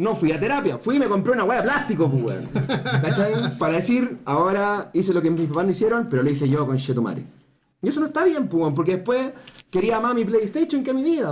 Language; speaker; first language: Spanish; native; Spanish